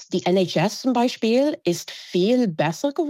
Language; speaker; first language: German; non-native, fluent; English